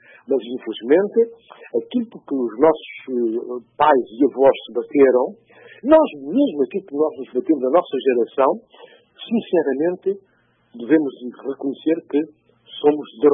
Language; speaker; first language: Portuguese; non-native, local second language; Upper Guinea Crioulo